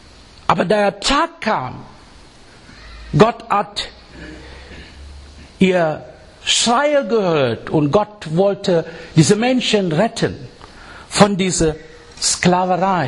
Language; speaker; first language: German; non-native, learner; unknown